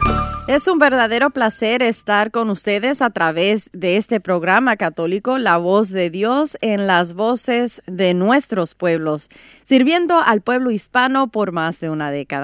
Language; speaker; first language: Spanish; native; Spanish